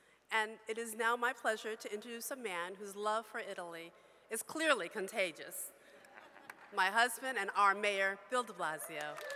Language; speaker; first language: English; native; English